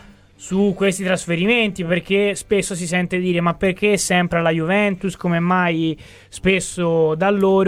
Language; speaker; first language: Italian; native; Italian